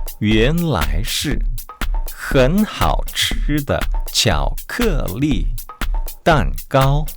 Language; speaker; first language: Chinese; non-native, fluent; Korean